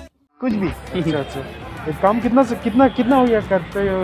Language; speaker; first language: Hindi; non-native, fluent; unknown